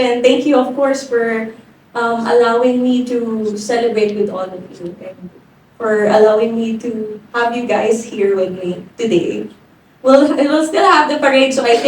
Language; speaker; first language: English; non-native, local second language; Filipino